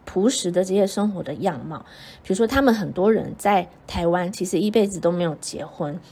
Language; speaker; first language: Chinese; native; Chinese